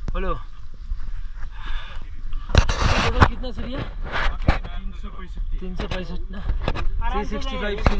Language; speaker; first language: Hindi; non-native, local second language; Bangla